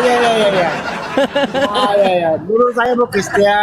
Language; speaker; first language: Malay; non-native, local second language; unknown